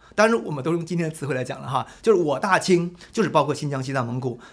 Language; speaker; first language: Chinese; native; Chinese